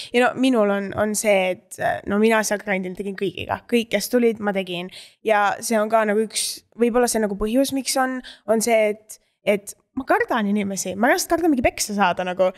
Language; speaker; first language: Estonian; native; Estonian